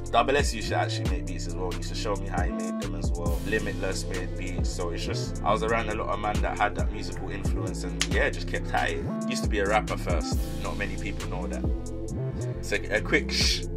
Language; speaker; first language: English; native; English